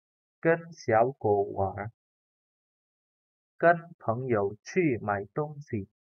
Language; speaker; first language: Chinese; non-native, fluent; Indonesian